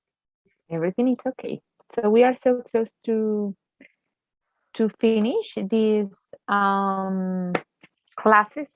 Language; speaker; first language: English; non-native, fluent; Spanish